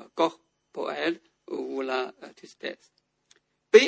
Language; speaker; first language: French; non-native, fluent; Chinese